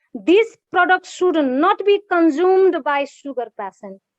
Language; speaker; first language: English; non-native, local second language; Nepali